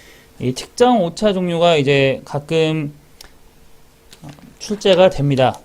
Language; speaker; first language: Korean; native; Korean